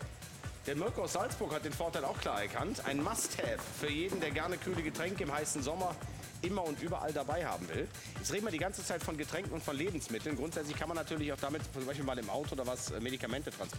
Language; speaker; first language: German; native; German